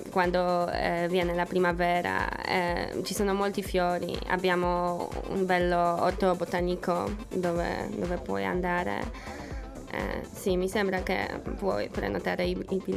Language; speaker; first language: Italian; non-native, fluent; Polish